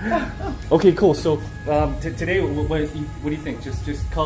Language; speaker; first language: English; native; English